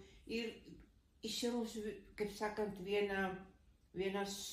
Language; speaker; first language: Lithuanian; early bilingual, heritage; Lithuanian